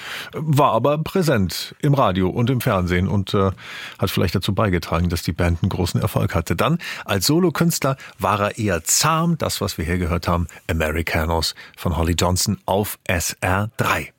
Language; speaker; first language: German; native; German